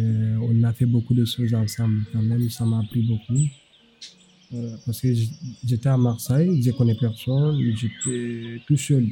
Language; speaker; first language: French; non-native, learner; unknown